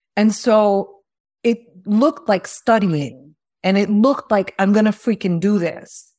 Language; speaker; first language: English; early bilingual, other home language; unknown